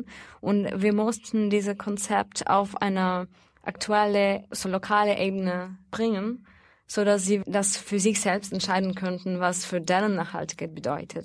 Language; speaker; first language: German; non-native, fluent; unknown